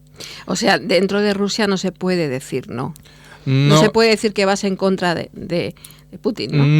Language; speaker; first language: Spanish; native; Spanish